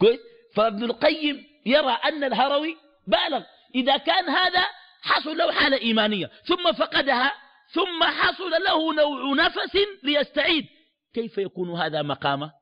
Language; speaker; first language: Arabic; native; Arabic